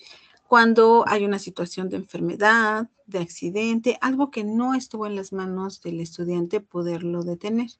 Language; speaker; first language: Spanish; native; Spanish